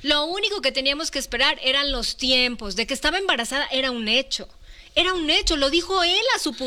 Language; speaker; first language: Spanish; native; Spanish